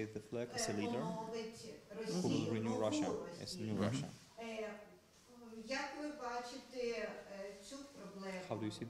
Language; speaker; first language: Ukrainian; native; Ukrainian